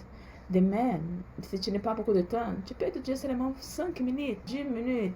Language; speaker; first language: French; non-native, learner; Portuguese